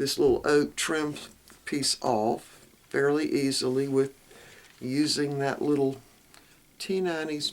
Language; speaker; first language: English; native; English